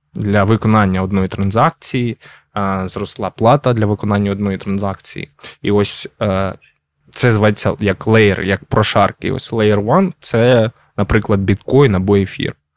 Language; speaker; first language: Ukrainian; non-native, local second language; Russian